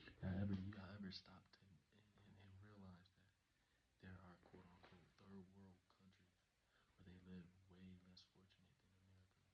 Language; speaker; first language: English; native; English